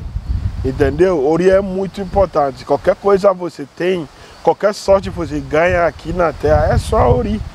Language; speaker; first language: Portuguese; non-native, learner; Yoruba